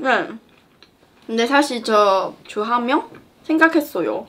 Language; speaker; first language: Korean; non-native, learner; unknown